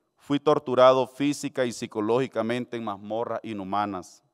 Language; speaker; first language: Spanish; native; Spanish